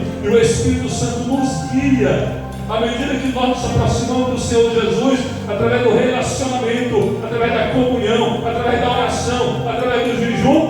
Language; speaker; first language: Portuguese; native; Portuguese